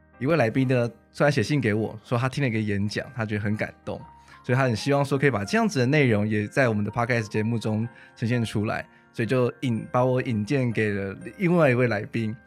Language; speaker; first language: Chinese; native; Chinese